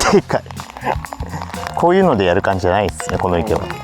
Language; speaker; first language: Japanese; native; Japanese